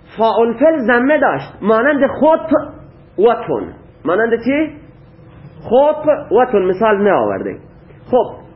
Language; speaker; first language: Persian; native; Persian